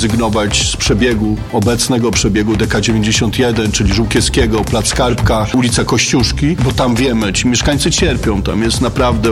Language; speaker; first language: Polish; native; Polish